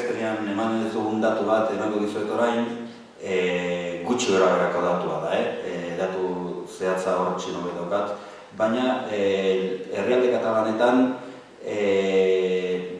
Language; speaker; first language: Basque; native; Basque